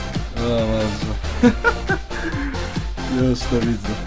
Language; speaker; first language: Polish; native; Polish